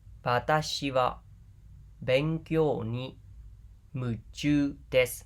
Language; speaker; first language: Japanese; non-native, fluent; Khmer